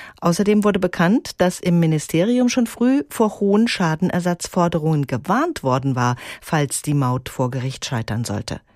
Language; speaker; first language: German; native; German